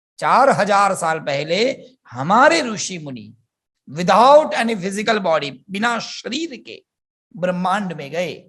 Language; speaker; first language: Hindi; non-native, local second language; Gujarati